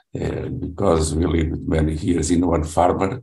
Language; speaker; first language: English; non-native, learner; Portuguese